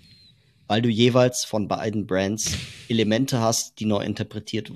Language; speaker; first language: German; native; German